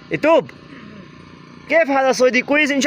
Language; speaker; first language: Arabic; non-native, learner; Bangla